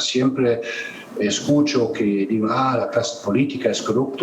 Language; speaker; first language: Spanish; non-native, fluent; German